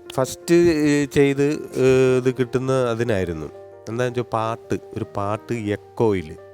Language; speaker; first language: Malayalam; native; Malayalam